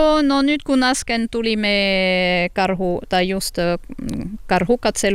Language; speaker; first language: Finnish; non-native, learner; French